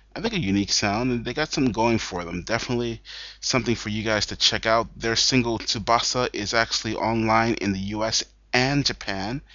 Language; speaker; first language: English; native; English